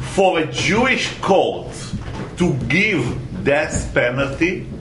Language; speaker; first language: English; non-native, fluent; Hebrew